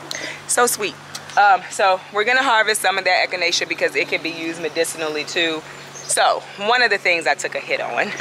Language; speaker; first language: English; native; English